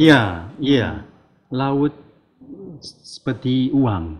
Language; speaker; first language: Indonesian; non-native, learner; Chinese